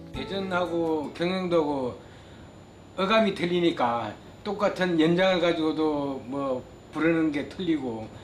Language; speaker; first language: Korean; native; Korean